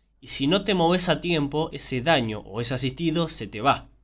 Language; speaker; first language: Spanish; native; Spanish